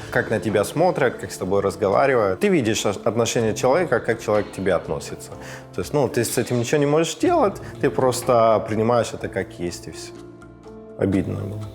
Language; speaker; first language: Russian; non-native, fluent; Persian